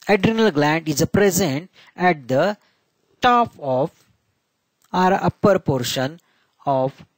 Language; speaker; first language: English; non-native, local second language; Marathi